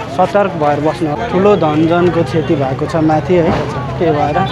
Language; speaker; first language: Nepali; native; Nepali